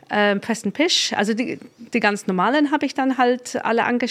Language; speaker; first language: German; non-native, fluent; English